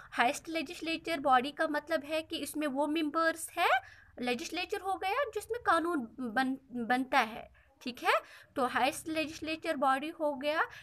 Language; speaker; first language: Hindi; non-native, local second language; Kashmiri